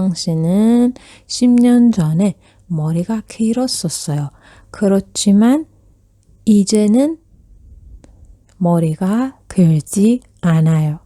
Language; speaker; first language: Korean; non-native, fluent; Persian